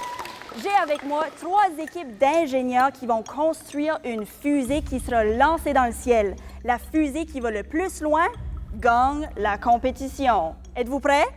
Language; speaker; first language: French; native; French